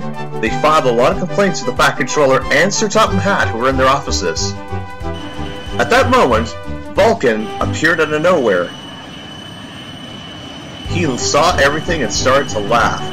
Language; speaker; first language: English; native; English